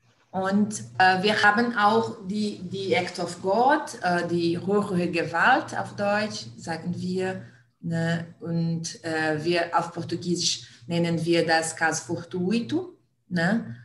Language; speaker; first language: German; non-native, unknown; Portuguese